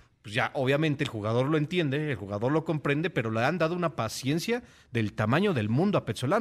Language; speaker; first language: Spanish; native; Spanish